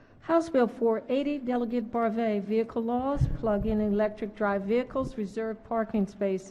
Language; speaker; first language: English; native; English